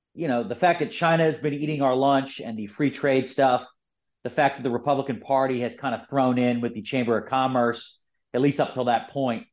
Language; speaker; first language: English; native; English